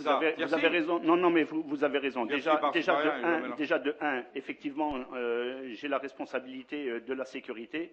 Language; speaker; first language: French; native; French